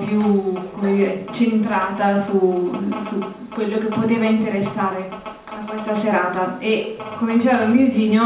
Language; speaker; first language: Italian; native; Italian